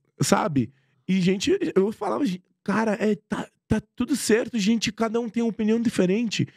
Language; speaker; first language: Portuguese; non-native, fluent; Persian